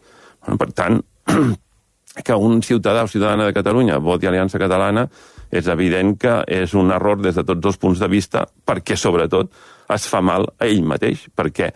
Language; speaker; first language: Catalan; native; Catalan